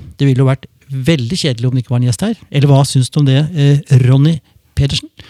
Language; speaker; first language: Norwegian; native; Norwegian